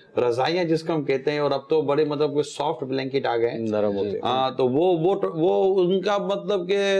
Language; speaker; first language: Urdu; native; Urdu